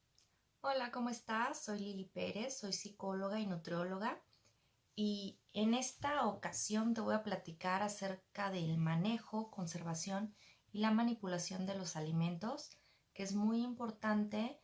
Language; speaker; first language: Spanish; native; Spanish